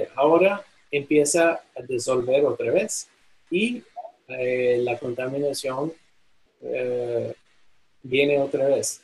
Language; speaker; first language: Spanish; non-native, fluent; English